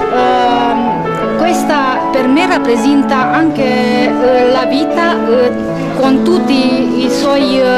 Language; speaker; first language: Italian; native; Italian